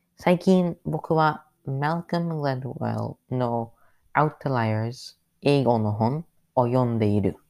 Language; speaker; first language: Japanese; non-native, learner; English